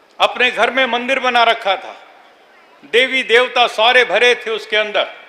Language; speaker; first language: Hindi; non-native, local second language; Telugu